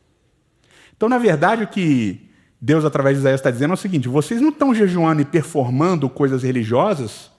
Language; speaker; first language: Portuguese; native; Portuguese